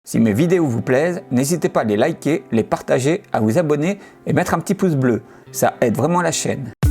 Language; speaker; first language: French; native; French